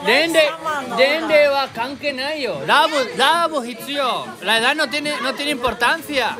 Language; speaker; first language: Spanish; native; Spanish